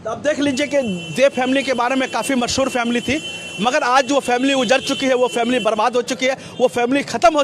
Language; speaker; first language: Hindi; native; Hindi